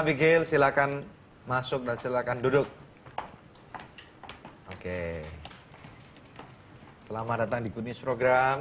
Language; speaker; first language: Indonesian; native; Indonesian